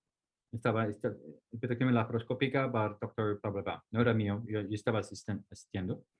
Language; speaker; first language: Spanish; non-native, fluent; Korean